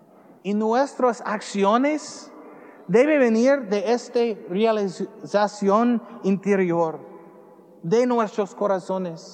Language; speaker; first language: Spanish; non-native, learner; English